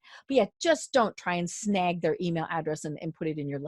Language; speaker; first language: English; native; English